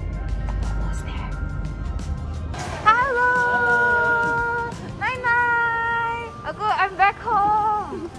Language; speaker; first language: English; non-native, fluent; Indonesian